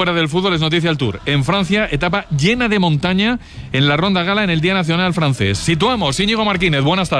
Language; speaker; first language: Spanish; native; Spanish